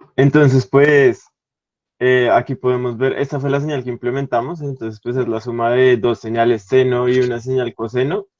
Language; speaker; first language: Spanish; native; Spanish